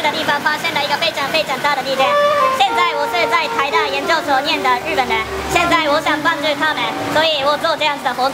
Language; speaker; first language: Chinese; non-native, learner; Japanese